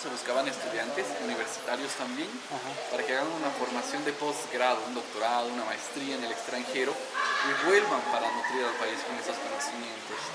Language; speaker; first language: Spanish; native; Spanish